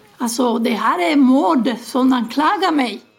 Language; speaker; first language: Swedish; non-native, learner; Spanish